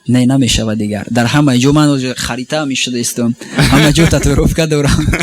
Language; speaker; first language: Persian; non-native, local second language; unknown